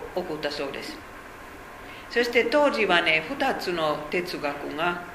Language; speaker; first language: Japanese; non-native, fluent; Finnish